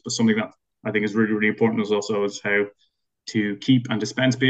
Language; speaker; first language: English; native; English